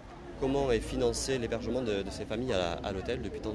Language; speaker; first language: French; native; French